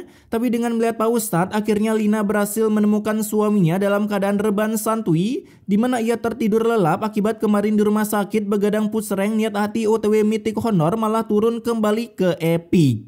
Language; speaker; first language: Indonesian; native; Indonesian